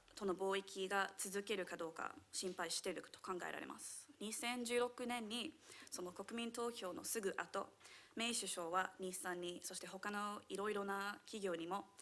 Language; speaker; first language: Japanese; non-native, fluent; English